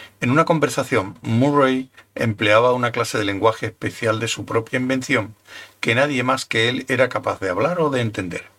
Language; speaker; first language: Spanish; native; Spanish